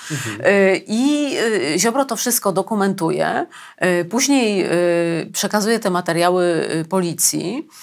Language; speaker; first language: Polish; native; Polish